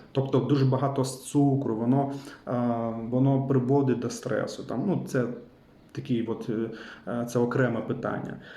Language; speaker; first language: Ukrainian; non-native, local second language; Russian